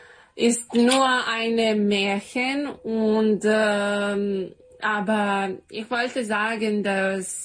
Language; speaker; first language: German; non-native, learner; Serbian